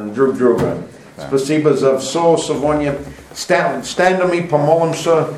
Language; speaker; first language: Russian; non-native, learner; English